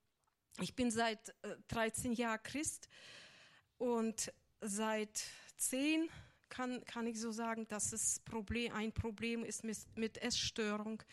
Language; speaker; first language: German; non-native, fluent; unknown